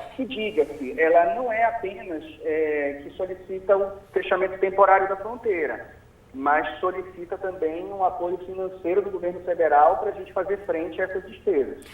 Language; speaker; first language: Portuguese; native; Portuguese